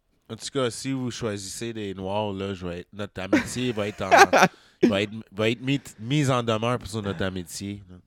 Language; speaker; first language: French; native; French